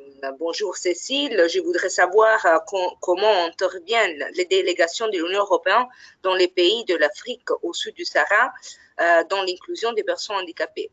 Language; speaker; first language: French; non-native, fluent; Italian